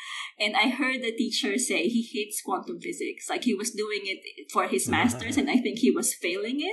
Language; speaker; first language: English; non-native, local second language; Filipino